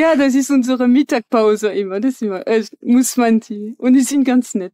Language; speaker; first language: German; non-native, fluent; French